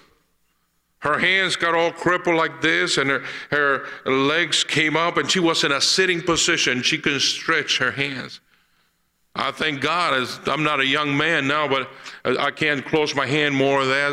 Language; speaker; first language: English; early bilingual, other home language; Spanish